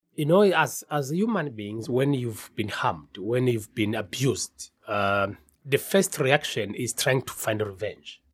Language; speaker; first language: English; non-native, local second language; Kinyarwanda